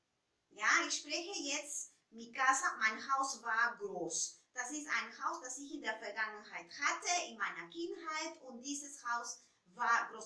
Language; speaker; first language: German; non-native, fluent; Spanish